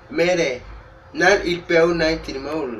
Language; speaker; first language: French; non-native, learner; Spanish